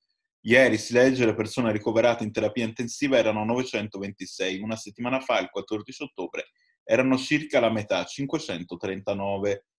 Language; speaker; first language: Italian; native; Italian